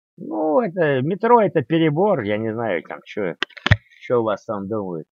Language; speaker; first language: Russian; native; Russian